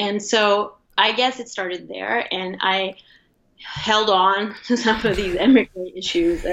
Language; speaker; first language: English; non-native, fluent; Portuguese